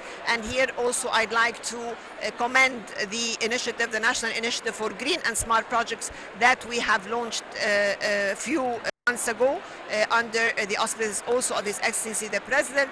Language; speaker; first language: English; non-native, fluent; Arabic